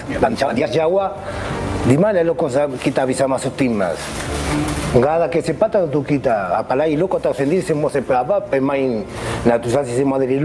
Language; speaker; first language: Indonesian; non-native, local second language; Spanish